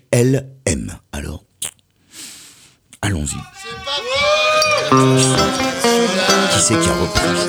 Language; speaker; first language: French; native; French